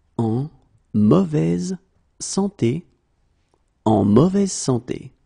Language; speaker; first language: French; native; French